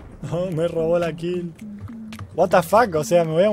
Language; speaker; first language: Spanish; native; Spanish